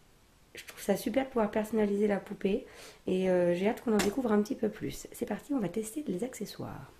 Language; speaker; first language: French; native; French